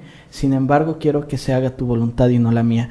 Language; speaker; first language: Spanish; native; Spanish